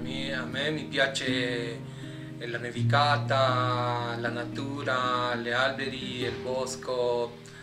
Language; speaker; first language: Italian; non-native, learner; Spanish